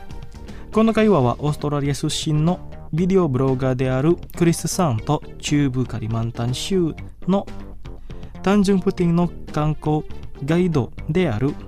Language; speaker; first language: Japanese; non-native, fluent; Indonesian